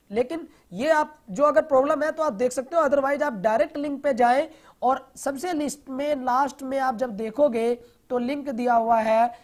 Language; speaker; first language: Hindi; non-native, local second language; Punjabi